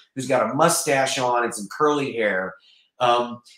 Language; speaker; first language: English; native; English